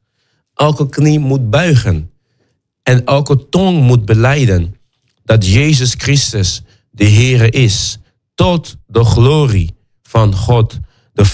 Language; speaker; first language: Dutch; non-native, fluent; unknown